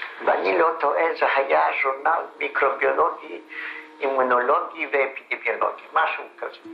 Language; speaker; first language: Hebrew; non-native, fluent; Polish